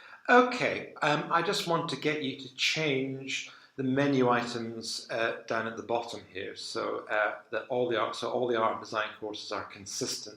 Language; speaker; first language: English; native; English